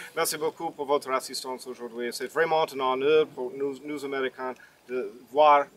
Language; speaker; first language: French; non-native, learner; English